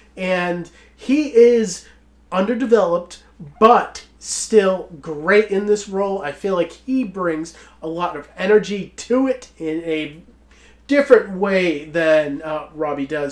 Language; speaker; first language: English; native; English